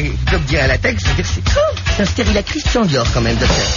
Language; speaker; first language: French; native; French